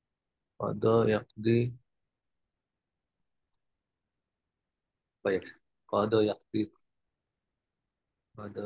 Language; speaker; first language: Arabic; non-native, learner; Indonesian